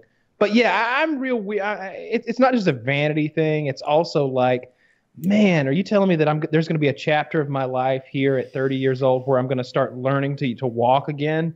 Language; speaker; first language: English; native; English